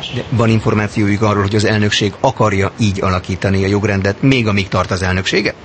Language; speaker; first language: Hungarian; native; Hungarian